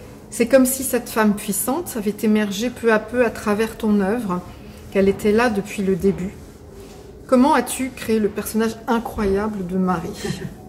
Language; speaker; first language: French; native; French